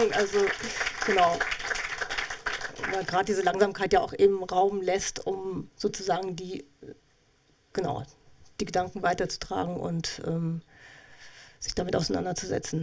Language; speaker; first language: German; native; German